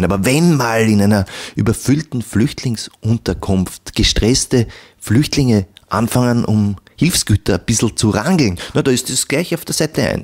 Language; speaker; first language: German; native; German